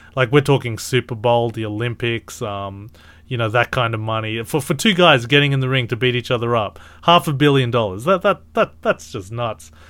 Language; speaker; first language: English; early bilingual, other home language; Filipino